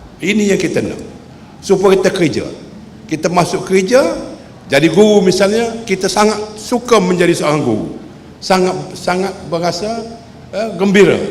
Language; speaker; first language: Malay; native; Malay